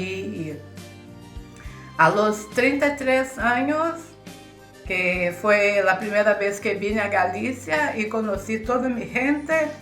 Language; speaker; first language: Spanish; early bilingual, heritage; Spanish